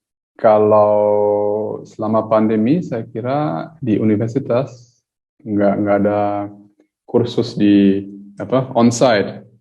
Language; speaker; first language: Indonesian; early bilingual, heritage; German